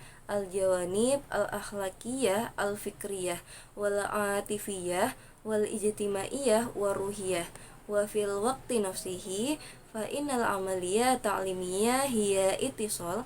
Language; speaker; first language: Arabic; non-native, learner; Indonesian